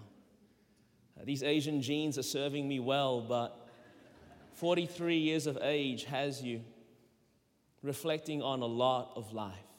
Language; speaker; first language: English; native; English